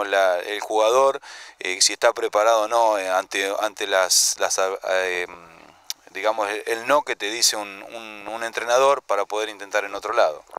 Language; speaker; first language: Spanish; native; Spanish